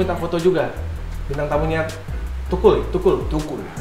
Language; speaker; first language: Indonesian; native; Indonesian